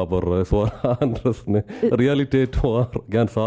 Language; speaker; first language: German; non-native, learner; Malayalam